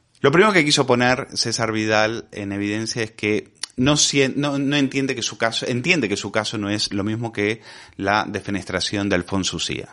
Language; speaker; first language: Spanish; native; Spanish